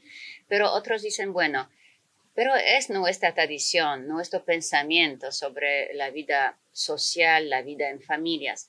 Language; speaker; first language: Spanish; non-native, fluent; Polish